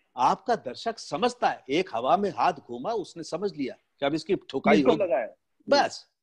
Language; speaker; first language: Hindi; native; Hindi